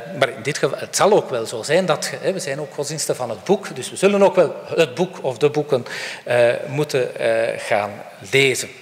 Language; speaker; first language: Dutch; native; Dutch